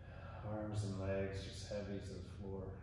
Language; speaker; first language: English; native; English